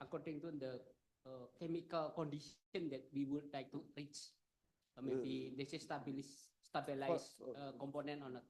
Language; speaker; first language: English; non-native, learner; Indonesian